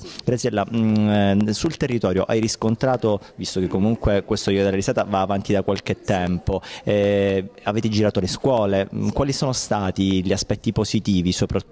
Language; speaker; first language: Italian; native; Italian